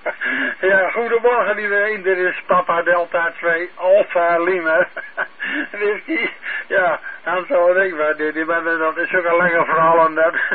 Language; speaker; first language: Dutch; native; Dutch